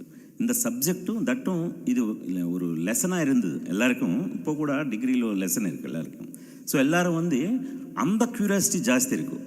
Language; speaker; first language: Tamil; non-native, fluent; Telugu